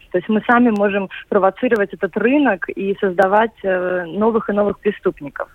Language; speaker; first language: Russian; native; Russian